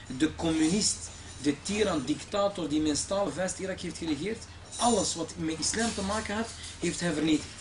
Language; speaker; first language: Dutch; early bilingual, other home language; Arabic